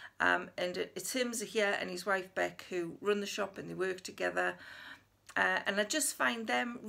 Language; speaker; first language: English; native; English